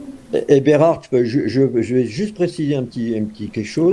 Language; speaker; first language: French; native; French